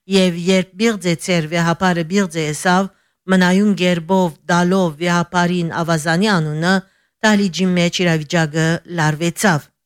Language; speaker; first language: Armenian; early bilingual, heritage; Armenian